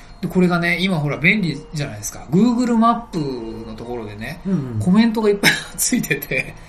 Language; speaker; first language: Japanese; native; Japanese